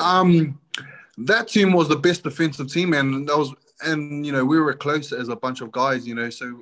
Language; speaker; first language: English; native; English